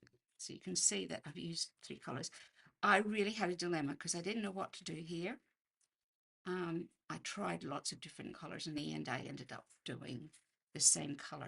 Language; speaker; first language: English; native; English